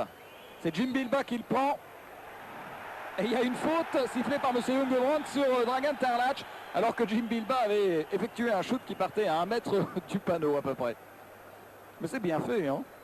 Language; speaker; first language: French; native; French